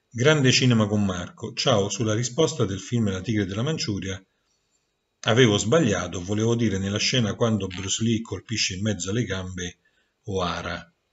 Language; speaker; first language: Italian; native; Italian